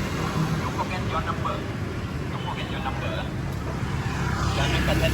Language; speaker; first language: English; non-native, learner; Vietnamese